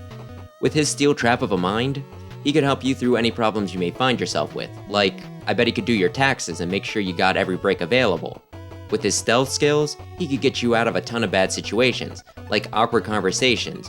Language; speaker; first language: English; native; English